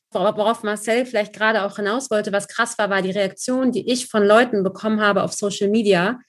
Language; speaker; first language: German; native; German